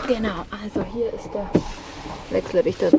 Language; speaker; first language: German; native; German